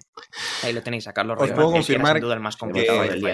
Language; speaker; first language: Spanish; native; Spanish